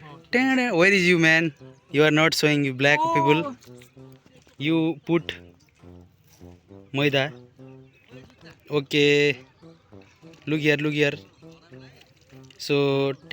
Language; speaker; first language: English; non-native, learner; Nepali